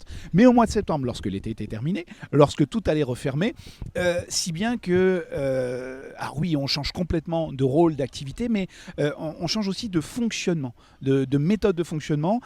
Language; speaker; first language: French; native; French